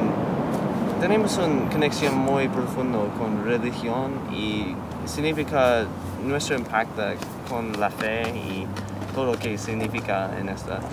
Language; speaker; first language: Spanish; non-native, learner; English